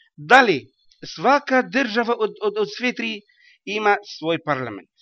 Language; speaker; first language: Bosnian; non-native, learner; Arabic